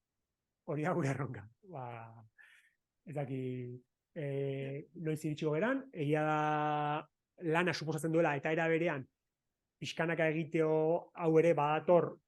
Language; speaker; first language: Basque; native; Basque